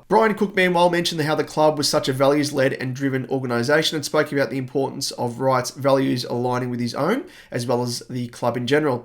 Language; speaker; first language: English; native; English